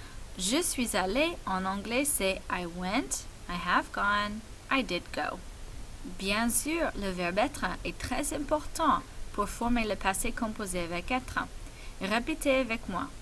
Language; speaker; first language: French; non-native, fluent; English